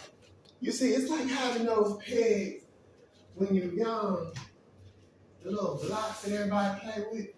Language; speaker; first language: English; native; English